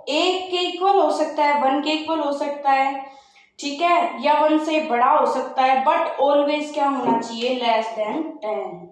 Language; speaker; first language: Hindi; native; Hindi